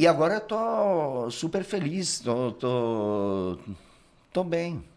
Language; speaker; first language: Portuguese; non-native, fluent; Italian